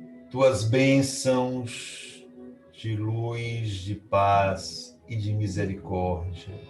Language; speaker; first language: Portuguese; native; Portuguese